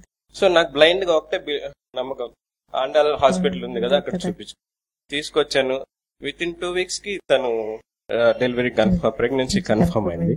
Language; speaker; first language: Telugu; native; Telugu